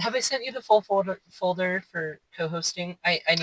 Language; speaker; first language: English; native; English